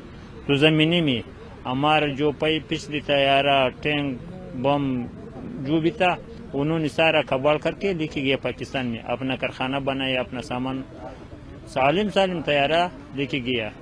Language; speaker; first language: Hindi; non-native, learner; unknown